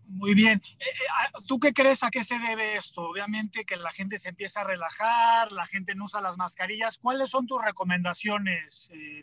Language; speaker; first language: Spanish; native; Spanish